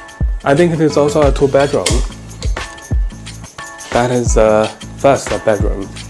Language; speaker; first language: English; non-native, learner; Chinese